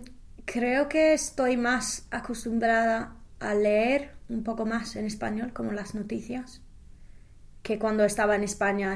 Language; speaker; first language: Spanish; non-native, fluent; English